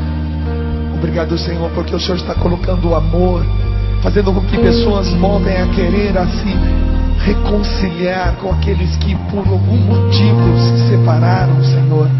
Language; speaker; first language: Portuguese; native; Portuguese